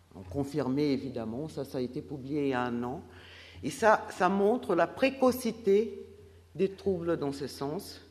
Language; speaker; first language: French; non-native, fluent; Portuguese